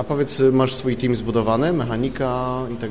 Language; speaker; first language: Polish; native; Polish